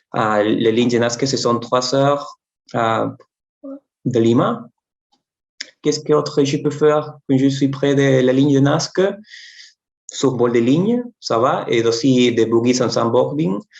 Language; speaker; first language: French; non-native, fluent; Spanish